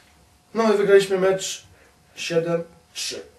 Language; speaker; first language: Polish; non-native, learner; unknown